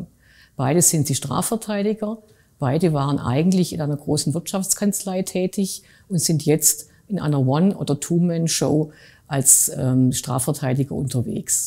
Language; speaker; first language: German; native; German